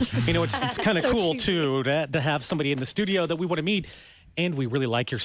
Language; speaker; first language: English; native; English